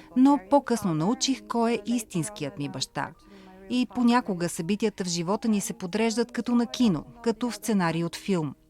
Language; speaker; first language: Bulgarian; early bilingual, heritage; Bulgarian